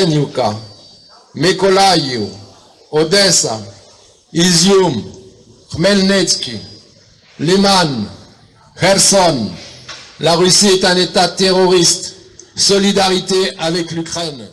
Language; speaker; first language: French; non-native, fluent; Ukrainian